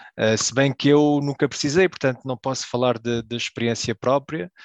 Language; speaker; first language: Portuguese; early bilingual, heritage; Portuguese